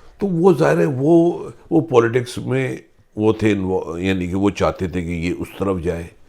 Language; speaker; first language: Urdu; native; Urdu